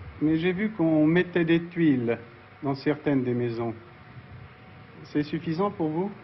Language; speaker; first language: French; native; French